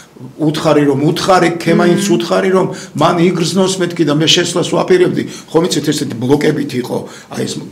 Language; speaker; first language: Georgian; native; Georgian